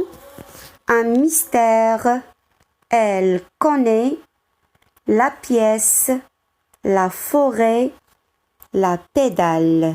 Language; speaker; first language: French; non-native, local second language; Arabic